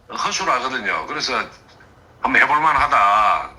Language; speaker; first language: Korean; native; Korean